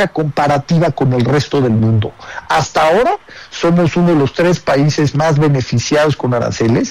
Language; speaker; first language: Spanish; native; Spanish